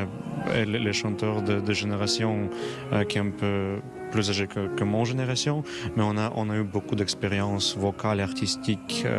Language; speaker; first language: French; non-native, learner; Ukrainian